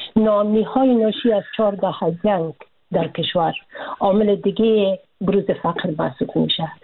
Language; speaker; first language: Persian; native; Persian